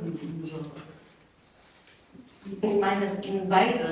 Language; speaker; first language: German; non-native, learner; Persian